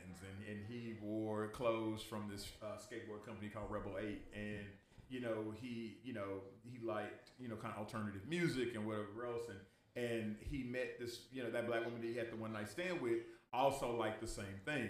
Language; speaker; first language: English; native; English